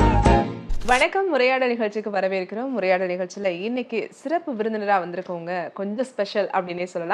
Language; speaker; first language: Tamil; native; Tamil